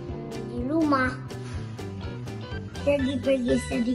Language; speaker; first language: Indonesian; early bilingual, heritage; Indonesian